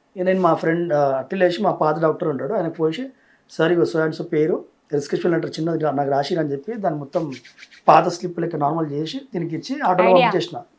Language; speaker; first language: Telugu; native; Telugu